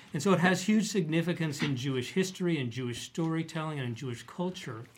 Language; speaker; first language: English; native; English